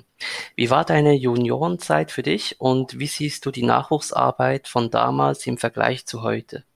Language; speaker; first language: German; native; German